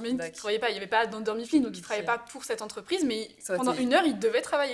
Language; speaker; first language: French; native; French